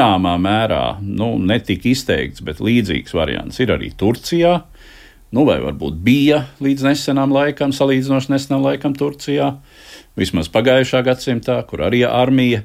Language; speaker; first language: Latvian; native; Latvian